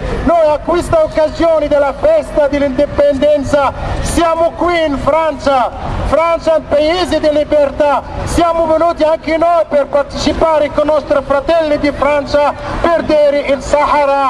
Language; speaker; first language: Italian; non-native, fluent; Arabic